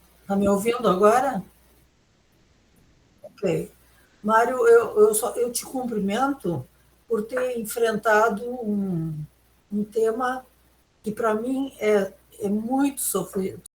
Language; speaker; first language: Portuguese; early bilingual, other home language; German